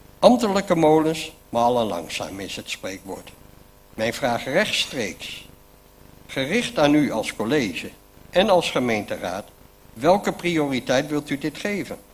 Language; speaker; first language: Dutch; native; Dutch